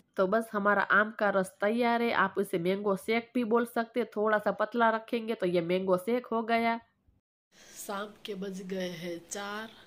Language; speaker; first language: Hindi; non-native, local second language; Gujarati